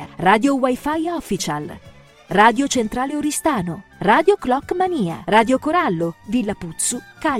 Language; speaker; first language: Italian; native; Italian